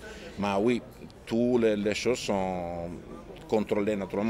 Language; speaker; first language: French; non-native, fluent; Italian